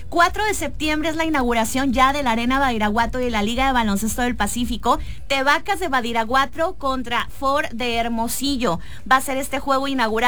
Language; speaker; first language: Spanish; native; Spanish